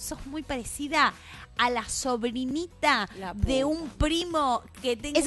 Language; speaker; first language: Spanish; native; Spanish